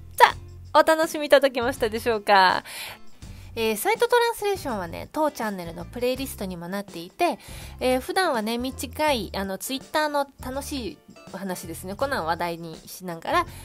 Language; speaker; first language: Japanese; native; Japanese